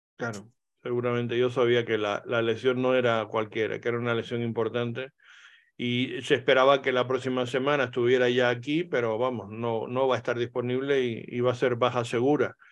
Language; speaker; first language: Spanish; native; Spanish